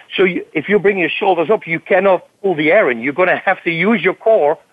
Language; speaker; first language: English; non-native, fluent; Dutch